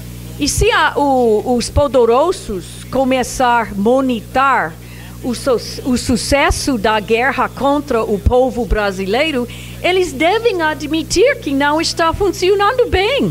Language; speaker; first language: Portuguese; non-native, fluent; English